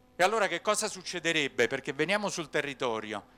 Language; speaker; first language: Italian; native; Italian